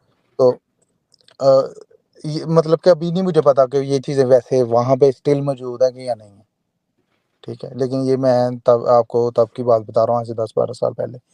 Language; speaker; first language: Urdu; non-native, local second language; Punjabi